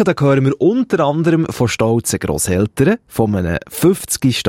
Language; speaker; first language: German; native; German